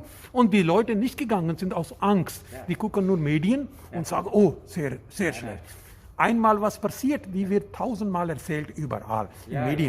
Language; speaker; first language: German; non-native, learner; Urdu